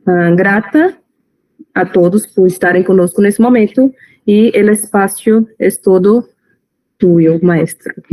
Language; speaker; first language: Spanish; non-native, learner; Portuguese